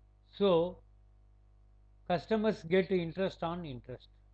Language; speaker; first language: English; non-native, local second language; Tamil